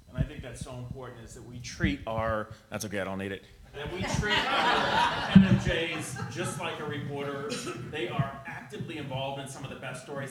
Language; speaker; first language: English; native; English